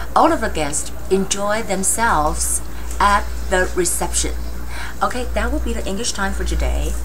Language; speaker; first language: English; non-native, fluent; Chinese